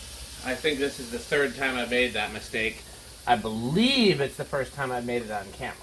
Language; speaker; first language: English; native; English